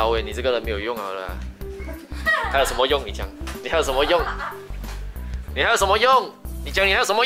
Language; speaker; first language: Chinese; native; Chinese